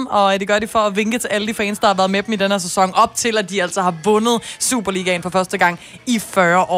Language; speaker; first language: Danish; native; Danish